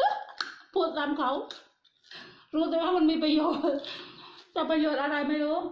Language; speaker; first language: Thai; non-native, local second language; Northeastern Thai